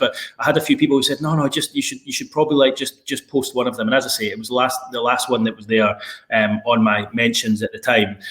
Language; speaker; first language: English; native; English